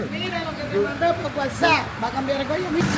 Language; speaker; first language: Spanish; native; Spanish